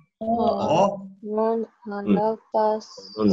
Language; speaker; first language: Turkish; non-native, learner; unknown